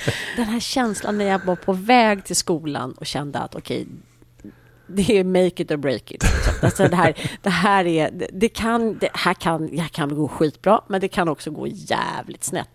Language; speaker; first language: Swedish; native; Swedish